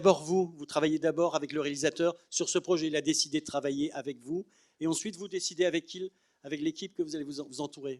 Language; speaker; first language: French; native; French